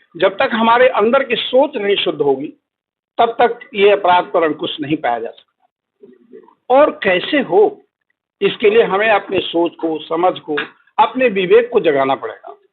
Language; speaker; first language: Hindi; native; Hindi